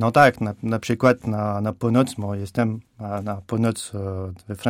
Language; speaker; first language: Polish; non-native, learner; French